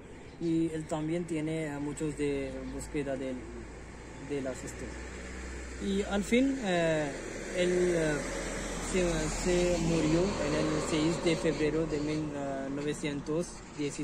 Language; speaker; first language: Spanish; non-native, learner; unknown